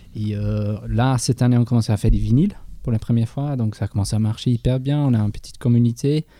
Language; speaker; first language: French; non-native, fluent; English